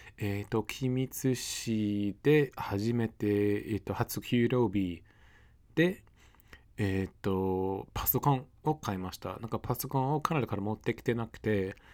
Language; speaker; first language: Japanese; non-native, fluent; English